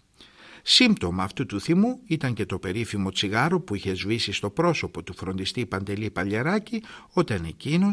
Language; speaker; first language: Greek; native; Greek